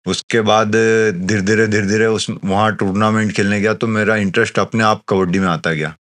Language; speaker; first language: Hindi; native; Hindi